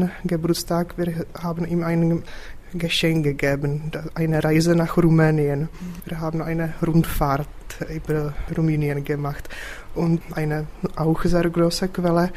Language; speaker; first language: German; non-native, fluent; Czech